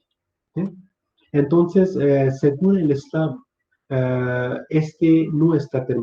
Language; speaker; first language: Spanish; non-native, fluent; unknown